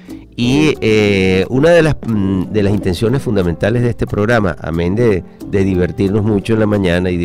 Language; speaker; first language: Spanish; native; Spanish